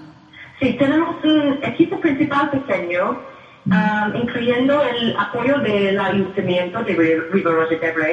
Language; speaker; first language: Spanish; non-native, fluent; English